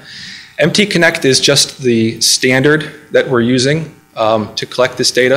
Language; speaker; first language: English; native; English